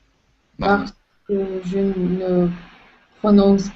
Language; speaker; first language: French; non-native, learner; Russian